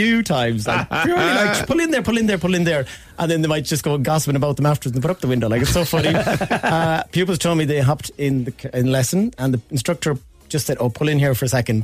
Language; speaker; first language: English; native; English